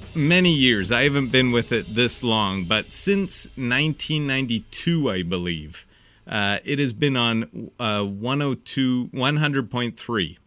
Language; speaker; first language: English; native; English